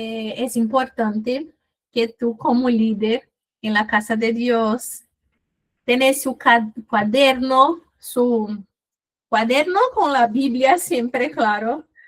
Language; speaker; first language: Spanish; non-native, fluent; Portuguese